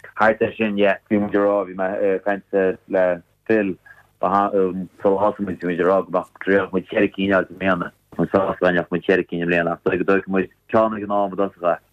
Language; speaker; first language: Irish; native; Irish